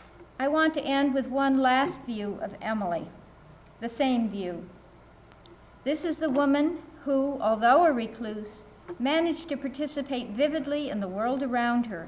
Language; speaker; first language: English; native; English